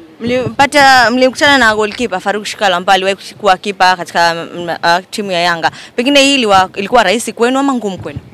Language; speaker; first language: Swahili; native; Swahili